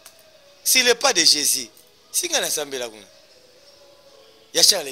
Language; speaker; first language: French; non-native, local second language; Lingala